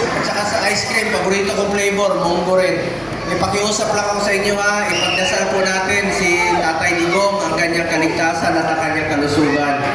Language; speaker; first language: Filipino; non-native, local second language; Cebuano